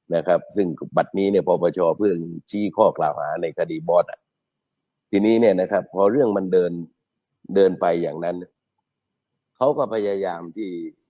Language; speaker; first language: Thai; native; Thai